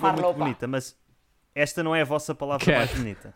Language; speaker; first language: Italian; non-native, learner; Portuguese